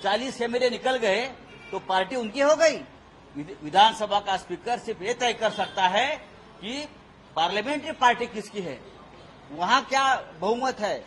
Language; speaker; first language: Hindi; non-native, local second language; Marathi